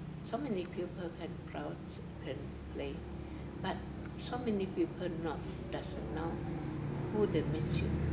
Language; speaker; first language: English; non-native, learner; Indonesian